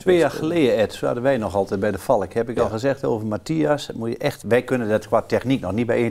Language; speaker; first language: Dutch; native; Dutch